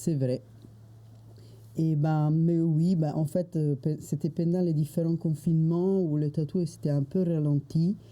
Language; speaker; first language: French; non-native, fluent; Italian